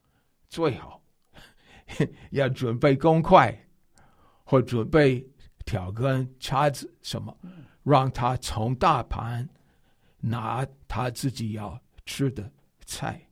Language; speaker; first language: Chinese; non-native, fluent; English